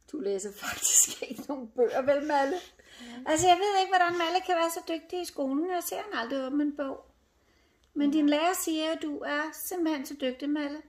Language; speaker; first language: Danish; native; Danish